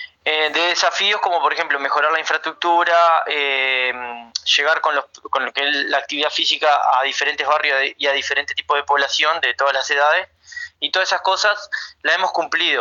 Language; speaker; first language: Spanish; native; Spanish